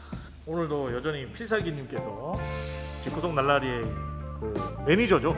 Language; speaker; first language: Korean; native; Korean